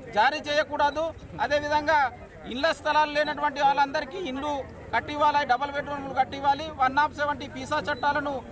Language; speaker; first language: Telugu; non-native, local second language; Gondi